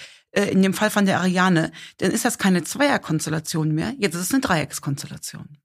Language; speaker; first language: German; native; German